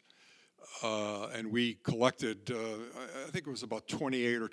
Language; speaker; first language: English; native; English